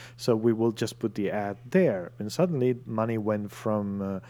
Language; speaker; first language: English; non-native, fluent; Italian